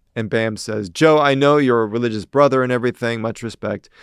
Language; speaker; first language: English; native; English